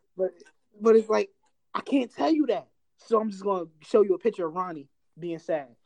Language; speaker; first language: English; native; English